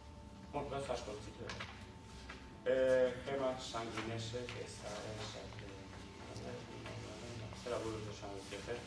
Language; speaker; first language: Basque; native; Basque